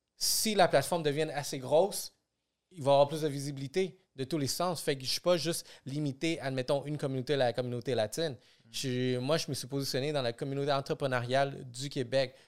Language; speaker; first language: French; early bilingual, other home language; Spanish